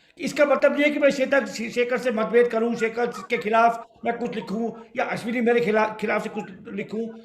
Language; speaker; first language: Hindi; non-native, local second language; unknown